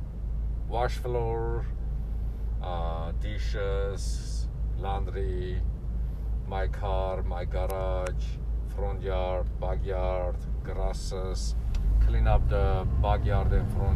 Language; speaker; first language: English; non-native, learner; Armenian